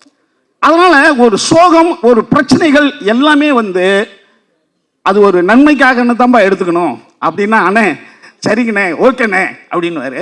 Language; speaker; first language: Tamil; native; Tamil